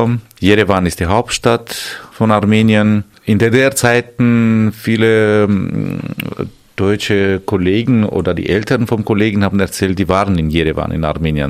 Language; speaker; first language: German; non-native, fluent; Armenian